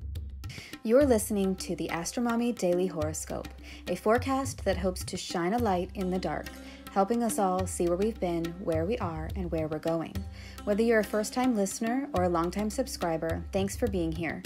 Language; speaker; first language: English; native; English